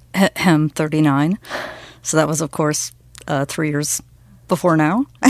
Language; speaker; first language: English; native; English